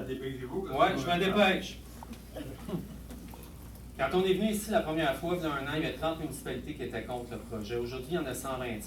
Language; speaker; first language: French; native; French